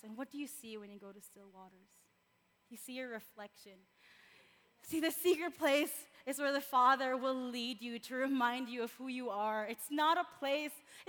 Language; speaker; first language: English; non-native, local second language; Filipino